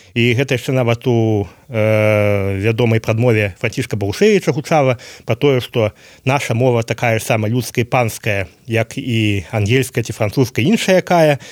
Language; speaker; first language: Belarusian; native; Belarusian